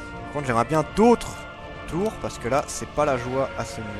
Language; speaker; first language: French; native; French